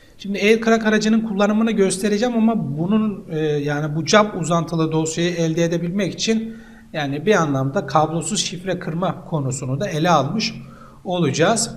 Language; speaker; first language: Turkish; native; Turkish